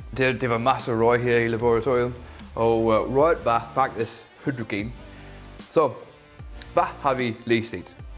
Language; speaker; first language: Danish; non-native, fluent; English